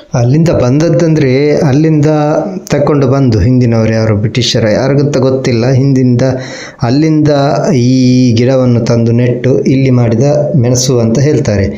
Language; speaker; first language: Kannada; non-native, local second language; Badaga